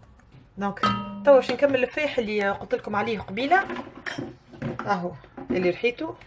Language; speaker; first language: Arabic; native; Arabic